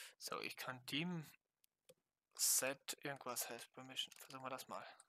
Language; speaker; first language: German; native; German